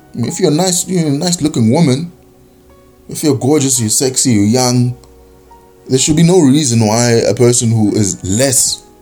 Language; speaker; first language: English; non-native, local second language; Zulu